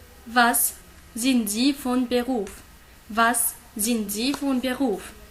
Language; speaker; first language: German; non-native, learner; Arabic